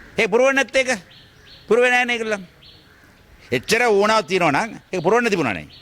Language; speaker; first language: Sinhala; non-native, local second language; Tamil